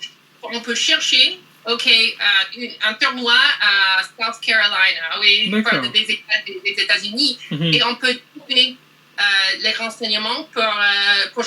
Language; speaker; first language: French; non-native, learner; English